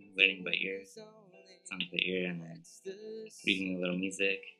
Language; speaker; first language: English; native; English